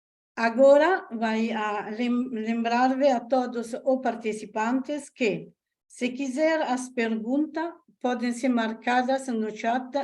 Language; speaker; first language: Portuguese; non-native, learner; Italian